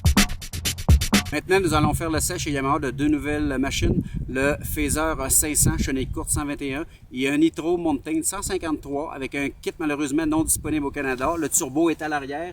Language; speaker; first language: French; native; French